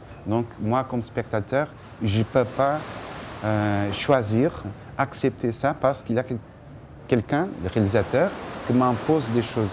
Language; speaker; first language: French; non-native, fluent; Portuguese